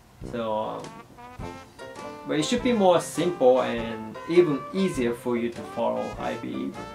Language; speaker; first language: English; non-native, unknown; Japanese